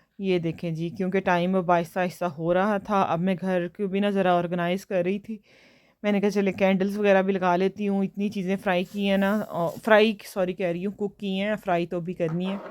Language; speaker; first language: Urdu; native; Urdu